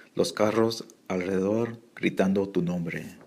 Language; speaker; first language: Spanish; early bilingual, heritage; Spanish